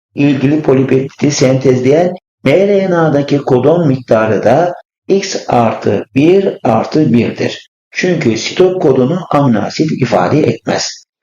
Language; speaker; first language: Turkish; native; Turkish